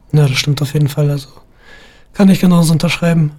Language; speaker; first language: German; native; German